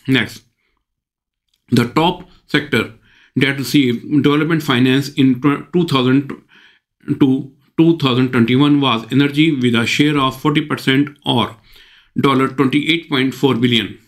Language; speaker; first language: English; non-native, local second language; Urdu